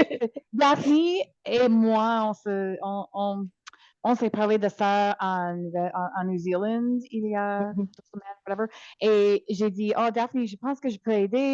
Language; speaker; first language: French; non-native, local second language; English